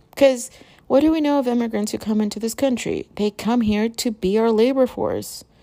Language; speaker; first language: English; early bilingual, other home language; Spanish